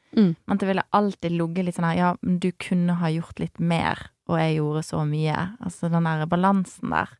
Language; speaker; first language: Norwegian; native; Norwegian